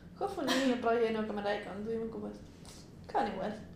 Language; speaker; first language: Welsh; non-native, learner; Spanish